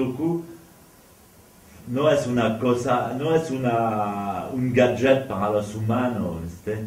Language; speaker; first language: Spanish; non-native, fluent; French